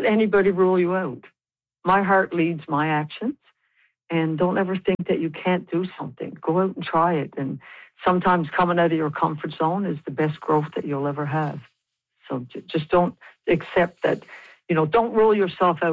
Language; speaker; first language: English; native; English